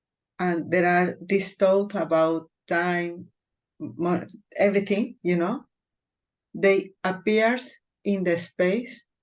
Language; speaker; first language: English; non-native, fluent; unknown